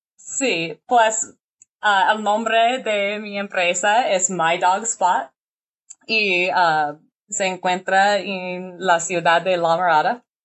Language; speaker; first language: Spanish; non-native, learner; English